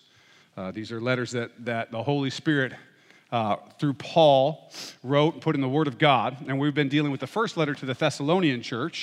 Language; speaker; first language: English; native; English